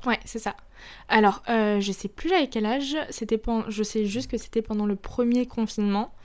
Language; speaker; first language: French; early bilingual, other home language; Arabic